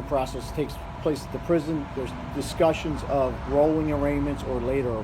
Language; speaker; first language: English; native; English